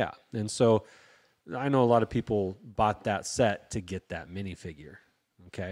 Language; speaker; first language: English; native; English